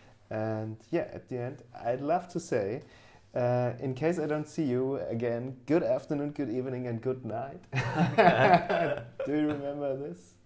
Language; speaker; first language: English; non-native, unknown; German